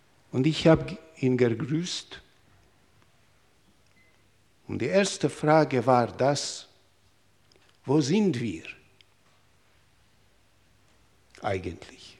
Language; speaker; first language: German; non-native, fluent; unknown